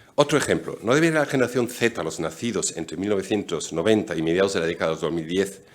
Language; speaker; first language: Spanish; non-native, fluent; German